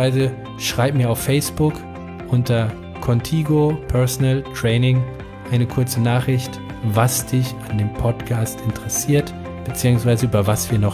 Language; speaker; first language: German; native; German